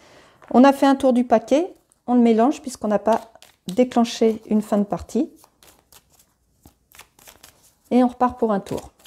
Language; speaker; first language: French; native; French